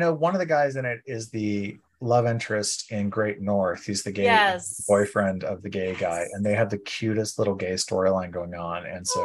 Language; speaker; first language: English; native; English